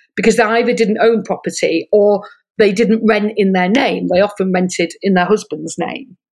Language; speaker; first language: English; native; English